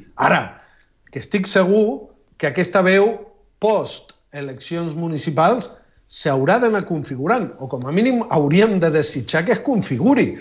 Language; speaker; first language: Catalan; non-native, fluent; Spanish